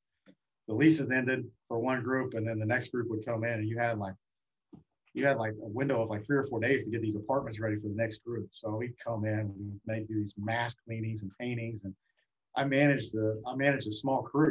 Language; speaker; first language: English; native; English